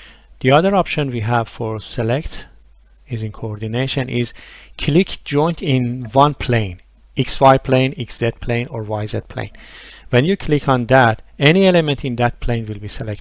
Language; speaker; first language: English; non-native, fluent; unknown